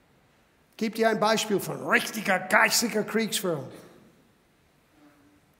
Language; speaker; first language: German; non-native, fluent; English